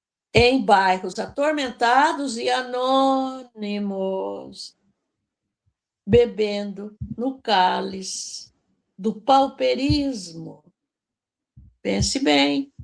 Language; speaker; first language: Portuguese; native; Portuguese